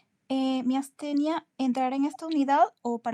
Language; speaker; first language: Spanish; native; Spanish